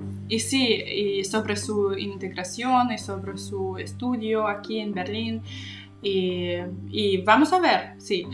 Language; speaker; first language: Spanish; non-native, learner; Russian